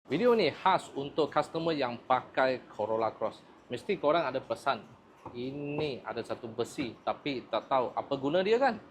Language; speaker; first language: Malay; non-native, local second language; Chinese